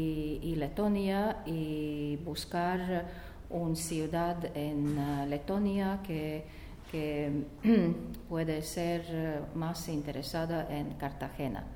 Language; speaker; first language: Spanish; non-native, learner; Latvian